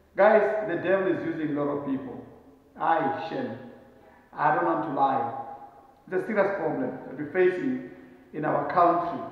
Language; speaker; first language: English; non-native, local second language; Northern Sotho